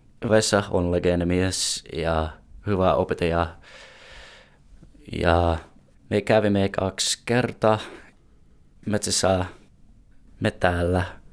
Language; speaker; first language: Finnish; non-native, learner; English